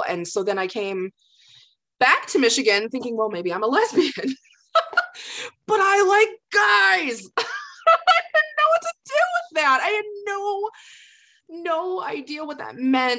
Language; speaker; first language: English; native; English